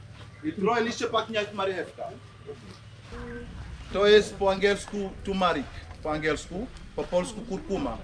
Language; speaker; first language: Polish; non-native, learner; Swahili